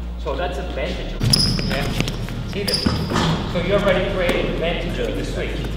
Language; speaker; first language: English; non-native, fluent; Catalan